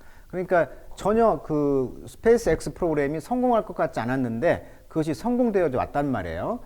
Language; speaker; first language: Korean; native; Korean